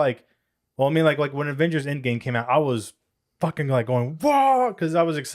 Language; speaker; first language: English; native; English